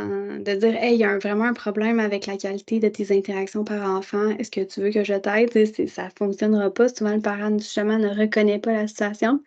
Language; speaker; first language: French; native; French